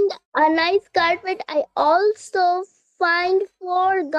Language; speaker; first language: English; non-native, learner; Bangla